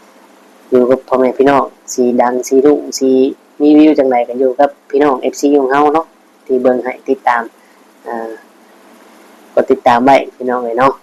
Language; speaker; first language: Thai; non-native, local second language; Lao